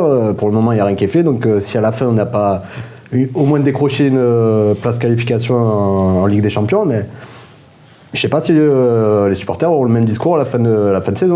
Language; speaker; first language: French; native; French